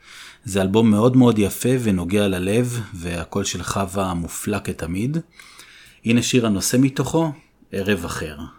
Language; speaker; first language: Hebrew; native; Hebrew